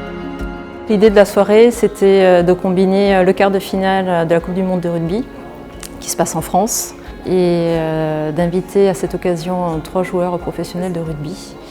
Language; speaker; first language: French; native; French